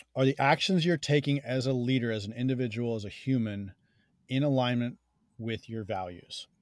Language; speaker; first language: English; native; English